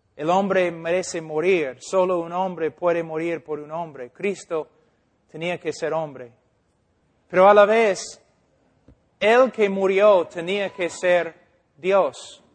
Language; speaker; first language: Spanish; non-native, fluent; English